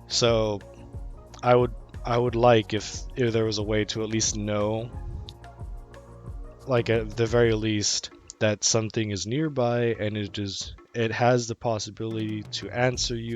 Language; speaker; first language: English; native; English